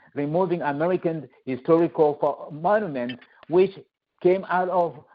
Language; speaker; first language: English; non-native, fluent; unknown